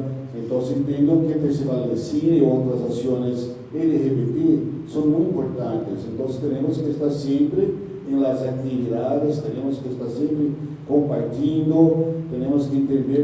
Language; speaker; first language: Spanish; non-native, learner; Portuguese